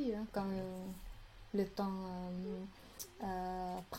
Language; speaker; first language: French; non-native, learner; Khmer